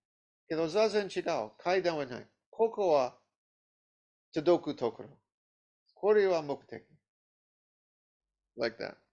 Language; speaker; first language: Japanese; non-native, learner; English